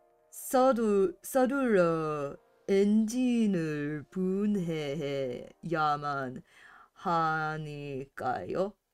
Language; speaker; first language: Korean; non-native, learner; English